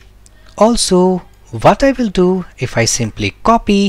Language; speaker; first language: English; non-native, local second language; Hindi